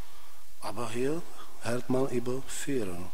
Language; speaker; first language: German; non-native, fluent; Czech